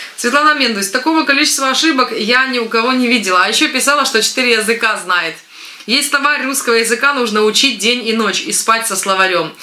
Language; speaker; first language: Russian; native; Russian